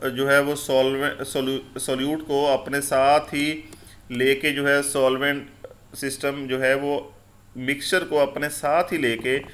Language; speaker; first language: Urdu; non-native, local second language; Punjabi